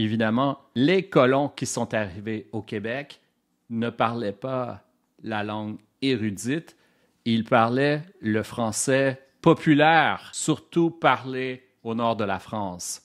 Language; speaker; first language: French; native; French